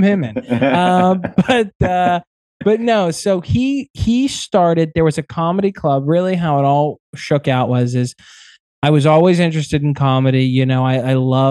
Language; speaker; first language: English; native; English